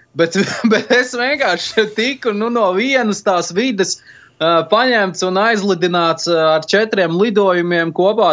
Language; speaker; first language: Latvian; native; Latvian